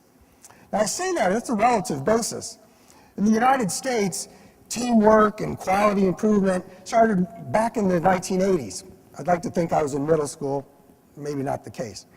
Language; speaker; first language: English; native; English